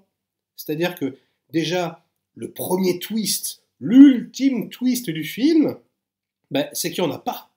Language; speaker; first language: French; native; French